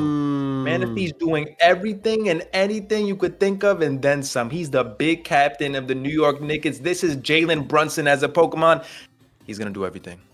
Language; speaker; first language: English; native; English